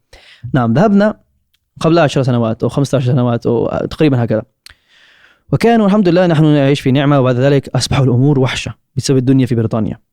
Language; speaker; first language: Arabic; non-native, fluent; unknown